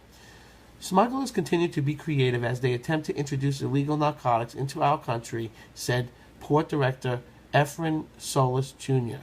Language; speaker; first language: English; native; English